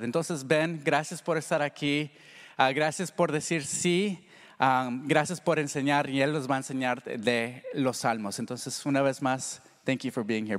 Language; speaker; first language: Spanish; early bilingual, heritage; Spanish